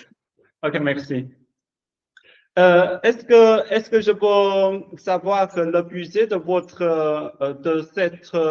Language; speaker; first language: French; non-native, learner; Chinese